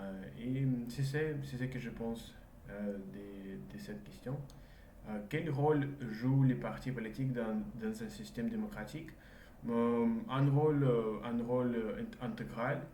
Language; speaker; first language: French; non-native, learner; Russian